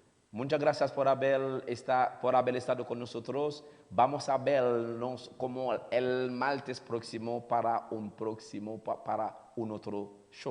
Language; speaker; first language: Spanish; non-native, learner; Haitian Creole